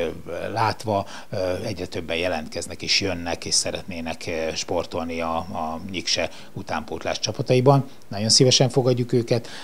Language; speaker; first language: Hungarian; native; Hungarian